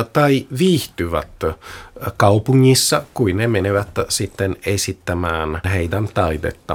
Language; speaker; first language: Finnish; non-native, fluent; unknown